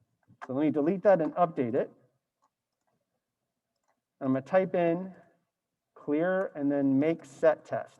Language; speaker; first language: English; native; English